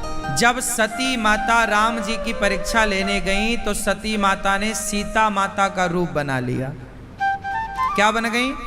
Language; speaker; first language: Hindi; native; Hindi